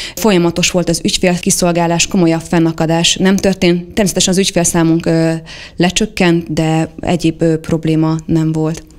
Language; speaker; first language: Hungarian; native; Hungarian